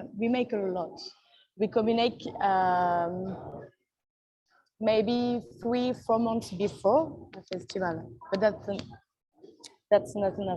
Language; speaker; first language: English; non-native, learner; French